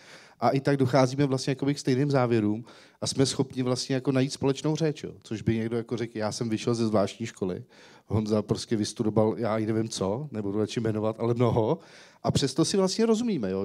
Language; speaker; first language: Czech; native; Czech